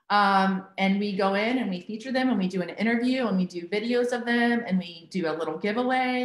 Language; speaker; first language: English; native; English